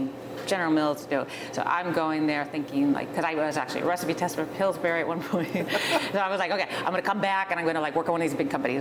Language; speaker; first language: English; native; English